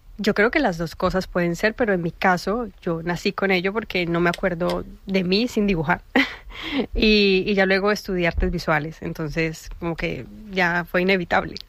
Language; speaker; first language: Spanish; native; Spanish